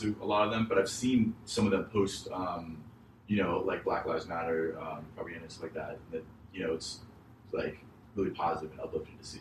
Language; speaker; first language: English; native; English